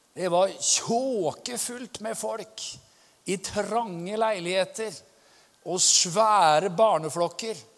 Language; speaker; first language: Norwegian; native; Norwegian